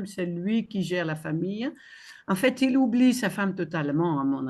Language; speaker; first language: French; non-native, fluent; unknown